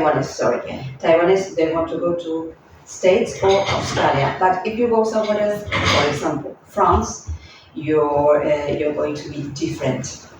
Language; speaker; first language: English; non-native, fluent; Spanish